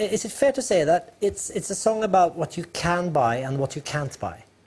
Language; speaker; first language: English; non-native, fluent; Norwegian